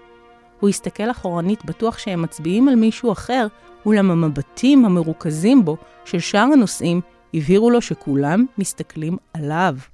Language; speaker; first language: Hebrew; native; Hebrew